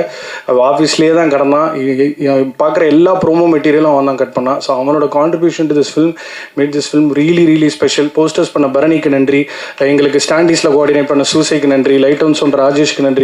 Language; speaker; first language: Tamil; native; Tamil